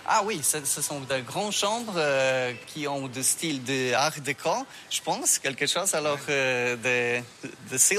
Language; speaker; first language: French; non-native, learner; Polish